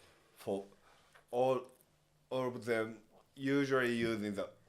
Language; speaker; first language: English; non-native, learner; Japanese